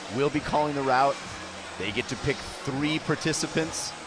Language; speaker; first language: English; native; English